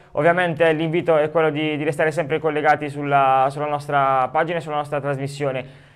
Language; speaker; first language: Italian; native; Italian